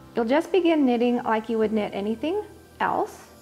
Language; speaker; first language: English; native; English